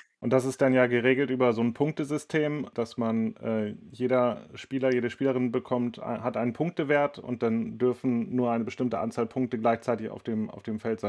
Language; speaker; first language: German; native; German